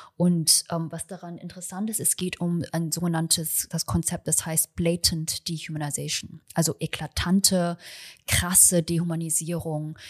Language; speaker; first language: German; early bilingual, other home language; Chinese